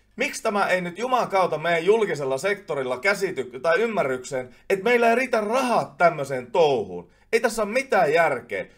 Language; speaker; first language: Finnish; native; Finnish